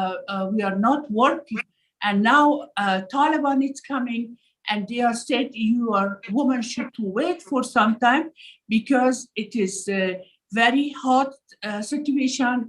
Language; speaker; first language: English; non-native, learner; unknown